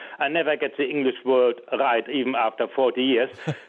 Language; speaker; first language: English; non-native, fluent; German